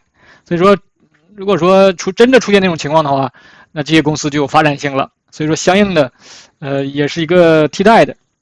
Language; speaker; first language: Chinese; native; Chinese